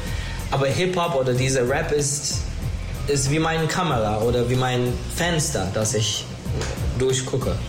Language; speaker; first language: German; non-native, learner; Turkish